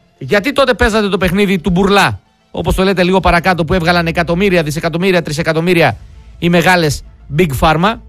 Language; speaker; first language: Greek; native; Greek